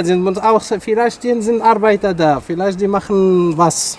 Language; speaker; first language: German; non-native, learner; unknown